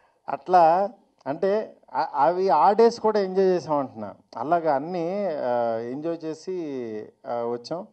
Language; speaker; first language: Telugu; native; Telugu